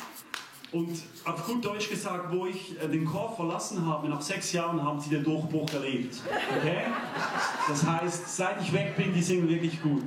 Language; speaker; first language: German; native; German